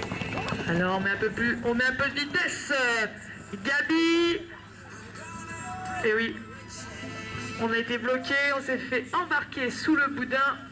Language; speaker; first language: French; native; French